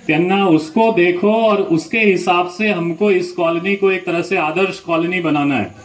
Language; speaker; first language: Hindi; non-native, local second language; Marathi